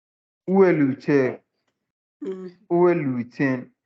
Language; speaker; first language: French; non-native, learner; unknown